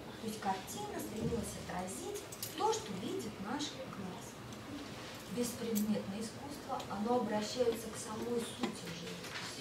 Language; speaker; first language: Russian; native; Russian